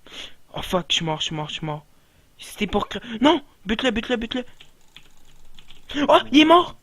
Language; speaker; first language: French; native; French